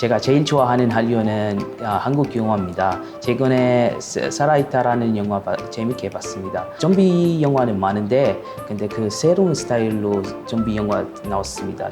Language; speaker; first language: Korean; non-native, learner; Arabic